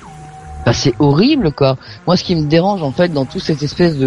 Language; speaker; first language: French; native; French